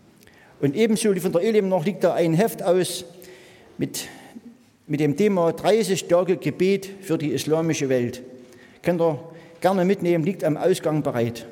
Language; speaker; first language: German; native; German